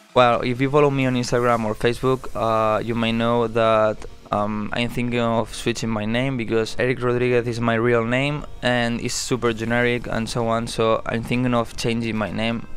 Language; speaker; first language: English; non-native, fluent; Spanish